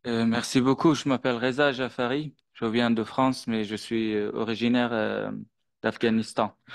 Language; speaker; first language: French; non-native, fluent; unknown